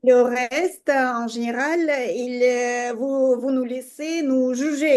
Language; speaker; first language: French; non-native, fluent; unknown